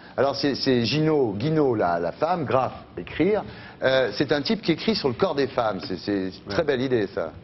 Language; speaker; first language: French; native; French